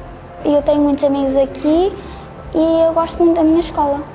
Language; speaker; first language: Portuguese; early bilingual, other home language; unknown